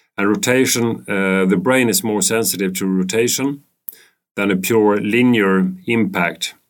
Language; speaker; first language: English; non-native, fluent; Swedish